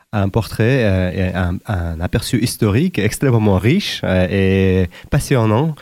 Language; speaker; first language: French; non-native, fluent; Uzbek